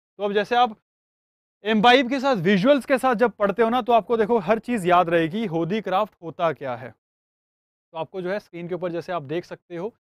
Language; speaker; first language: Hindi; native; Hindi